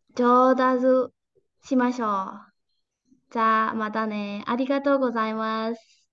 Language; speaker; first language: Japanese; non-native, learner; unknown